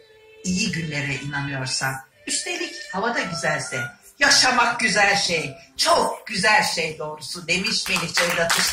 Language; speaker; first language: Turkish; native; Turkish